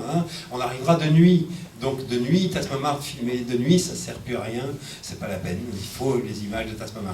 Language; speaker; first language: French; native; French